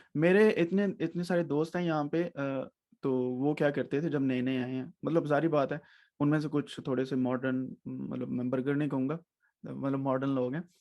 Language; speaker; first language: Urdu; native; Urdu